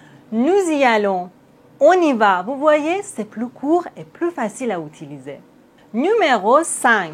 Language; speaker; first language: French; native; French